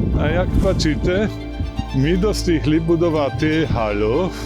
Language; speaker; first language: Ukrainian; non-native, learner; German